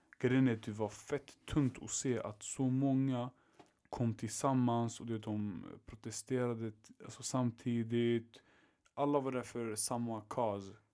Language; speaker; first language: Swedish; early bilingual, other home language; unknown